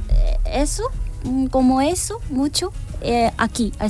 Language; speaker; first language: Spanish; non-native, learner; Korean